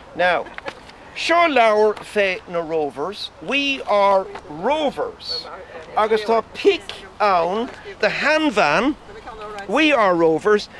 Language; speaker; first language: Irish; non-native, local second language; English